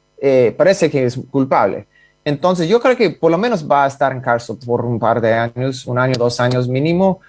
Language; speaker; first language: Spanish; non-native, fluent; English